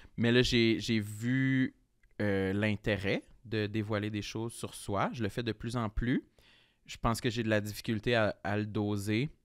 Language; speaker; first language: French; native; French